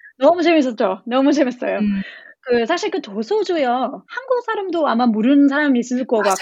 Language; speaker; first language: Korean; non-native, learner; English